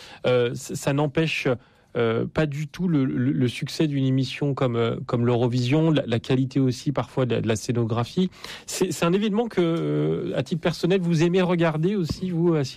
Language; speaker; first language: French; native; French